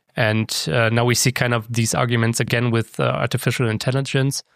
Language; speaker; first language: English; non-native, fluent; German